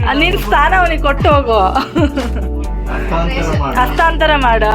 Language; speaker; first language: Kannada; native; Kannada